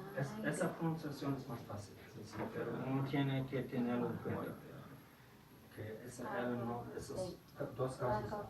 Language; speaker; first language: Spanish; non-native, fluent; German